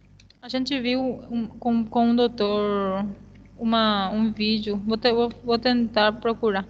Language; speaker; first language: Portuguese; non-native, fluent; Spanish